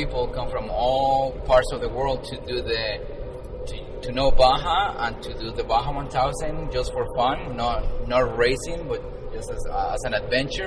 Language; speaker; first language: English; non-native, fluent; Spanish